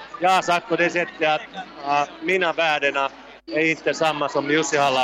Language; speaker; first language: Swedish; non-native, local second language; Finnish